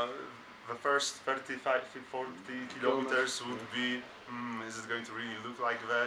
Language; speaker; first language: English; non-native, fluent; Polish